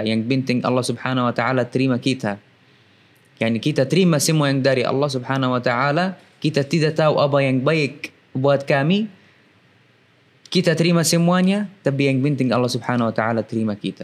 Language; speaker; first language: Indonesian; non-native, fluent; Arabic